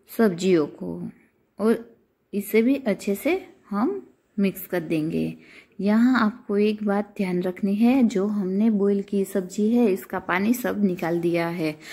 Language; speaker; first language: Hindi; non-native, local second language; Gujarati